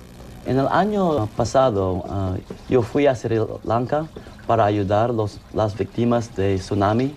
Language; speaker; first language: Spanish; non-native, fluent; English